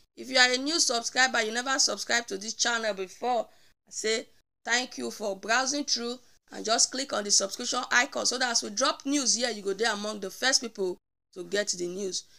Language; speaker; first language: Nigerian Pidgin; native; Nigerian Pidgin